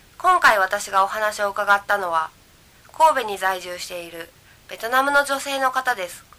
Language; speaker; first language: Japanese; native; Japanese